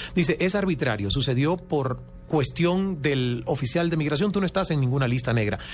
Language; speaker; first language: Spanish; native; Spanish